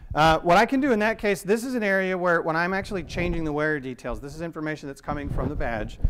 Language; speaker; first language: English; native; English